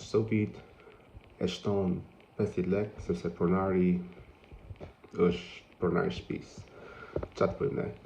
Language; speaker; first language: Albanian; non-native, learner; English